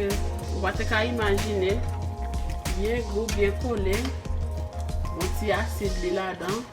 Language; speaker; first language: French; non-native, learner; Haitian Creole